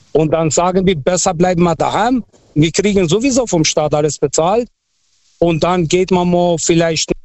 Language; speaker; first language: German; non-native, fluent; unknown